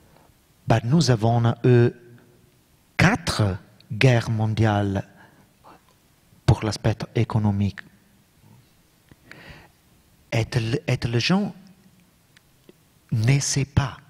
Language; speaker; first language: French; non-native, learner; Italian